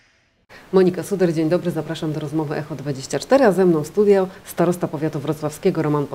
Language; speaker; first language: Polish; native; Polish